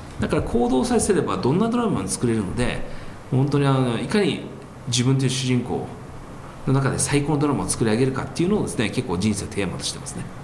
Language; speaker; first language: Japanese; early bilingual, heritage; Japanese